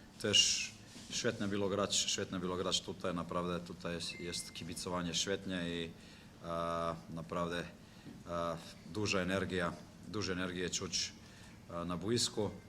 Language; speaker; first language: Polish; non-native, learner; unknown